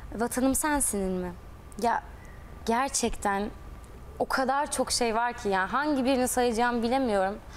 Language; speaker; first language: Turkish; native; Turkish